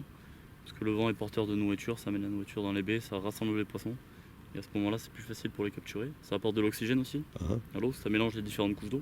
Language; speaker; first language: French; native; French